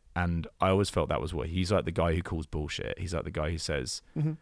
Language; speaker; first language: English; native; English